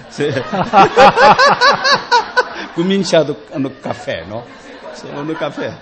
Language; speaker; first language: Italian; non-native, learner; Tibetan